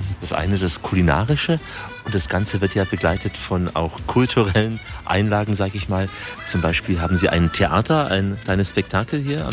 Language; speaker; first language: German; native; German